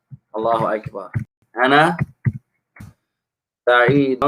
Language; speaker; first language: Arabic; non-native, fluent; English